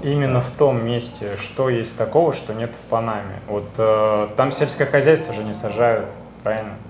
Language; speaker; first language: Russian; native; Russian